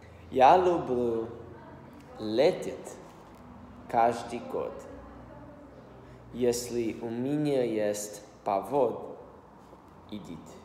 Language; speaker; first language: Russian; non-native, learner; English